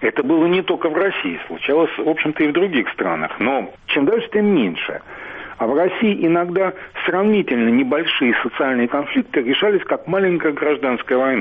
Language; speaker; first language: Russian; native; Russian